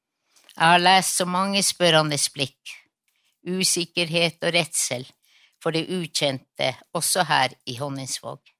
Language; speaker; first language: Norwegian; non-native, local second language; Northern Sami